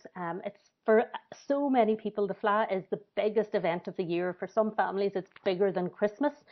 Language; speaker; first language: English; native; English